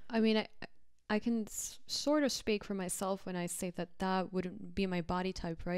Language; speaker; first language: English; early bilingual, other home language; Spanish